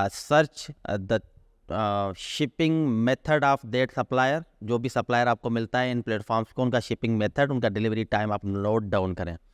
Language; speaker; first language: Urdu; non-native, local second language; Sindhi